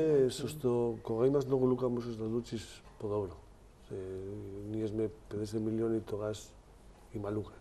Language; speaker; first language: Macedonian; non-native, learner; Spanish